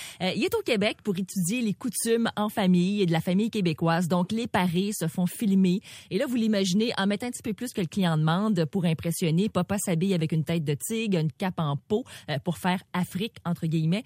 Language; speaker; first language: French; native; French